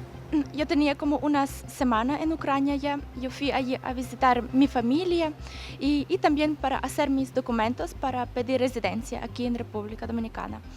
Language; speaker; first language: Spanish; non-native, fluent; Ukrainian